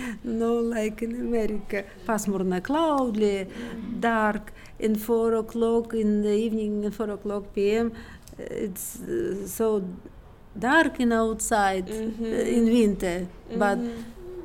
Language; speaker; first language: English; non-native, learner; Russian